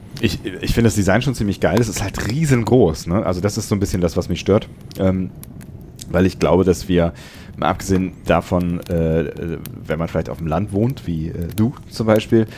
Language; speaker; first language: German; native; German